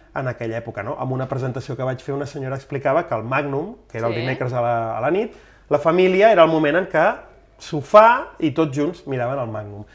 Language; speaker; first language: Catalan; native; Catalan